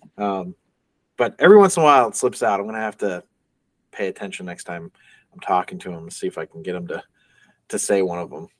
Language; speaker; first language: English; native; English